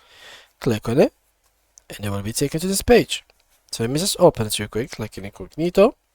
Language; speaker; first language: English; non-native, fluent; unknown